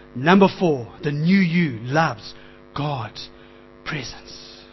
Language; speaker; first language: English; native; English